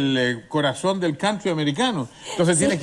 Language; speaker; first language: Spanish; native; Spanish